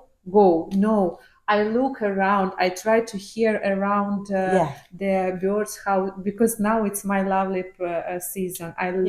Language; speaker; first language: English; non-native, learner; Ukrainian